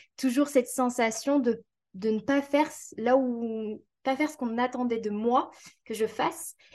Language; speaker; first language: French; native; French